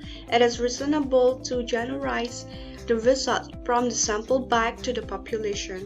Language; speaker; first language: English; non-native, learner; Indonesian